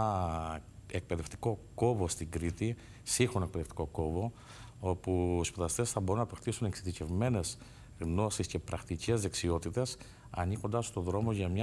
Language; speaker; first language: Greek; native; Greek